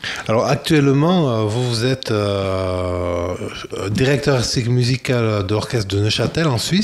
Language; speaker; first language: French; native; French